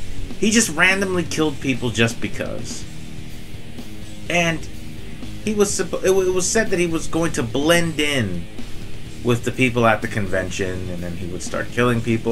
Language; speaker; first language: English; native; English